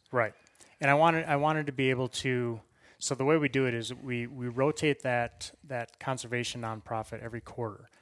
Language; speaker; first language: English; native; English